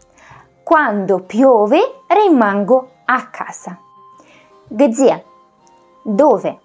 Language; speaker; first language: Italian; non-native, fluent; Russian